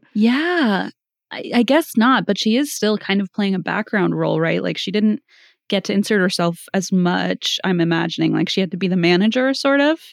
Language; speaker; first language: English; non-native, fluent; German